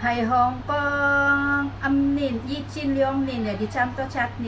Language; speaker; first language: Cantonese; non-native, learner; Indonesian